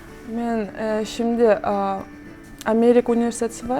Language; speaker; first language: Turkish; non-native, learner; Kyrgyz